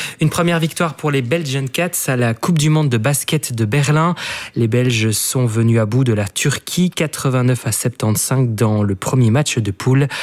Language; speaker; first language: French; native; French